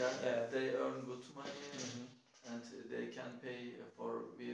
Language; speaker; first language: English; non-native, learner; Turkish